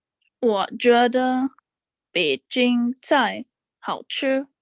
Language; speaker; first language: Chinese; non-native, learner; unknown